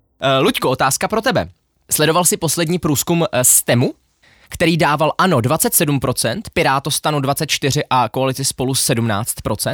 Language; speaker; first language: Czech; native; Czech